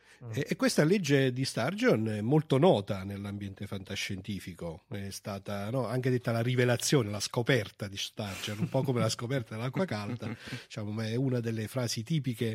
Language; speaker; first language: Italian; native; Italian